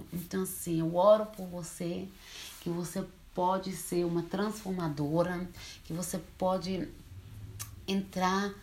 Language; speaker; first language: Portuguese; early bilingual, heritage; Portuguese